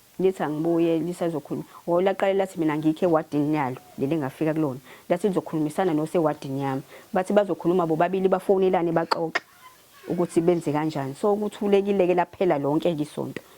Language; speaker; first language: Zulu; native; Zulu